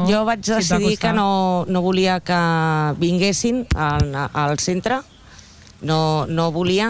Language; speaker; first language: Catalan; non-native, local second language; Spanish